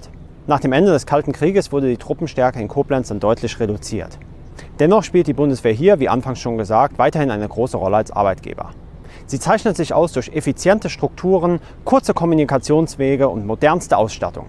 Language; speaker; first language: German; native; German